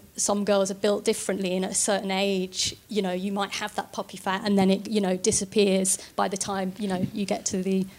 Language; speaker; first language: English; native; English